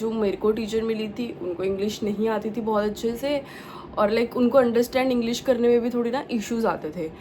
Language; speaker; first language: Hindi; non-native, local second language; Punjabi